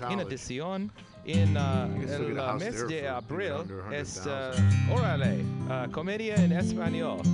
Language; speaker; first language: Spanish; non-native, learner; English